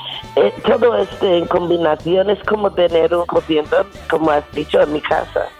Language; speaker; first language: Spanish; non-native, fluent; English